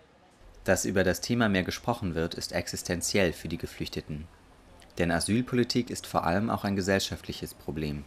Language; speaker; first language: German; native; German